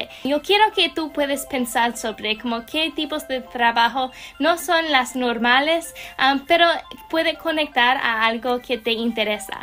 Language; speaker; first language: Spanish; non-native, learner; English